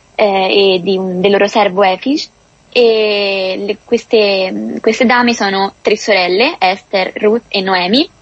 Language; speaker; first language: Italian; native; Italian